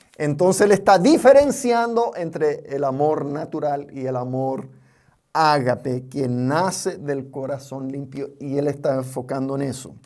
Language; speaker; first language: Spanish; non-native, fluent; English